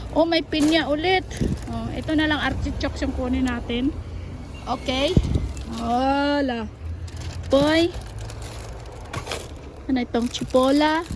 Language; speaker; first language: Filipino; native; Filipino